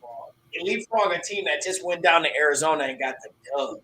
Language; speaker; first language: English; native; English